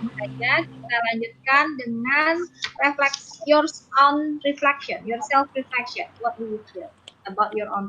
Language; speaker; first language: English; non-native, fluent; Indonesian